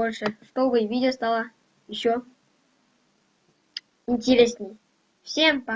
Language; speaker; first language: Russian; non-native, local second language; Kazakh